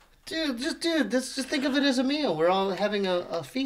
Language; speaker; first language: English; early bilingual, other home language; Korean